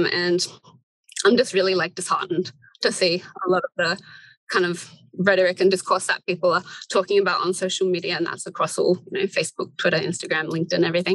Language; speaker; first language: English; native; English